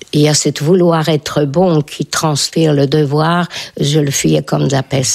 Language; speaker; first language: French; non-native, fluent; Hungarian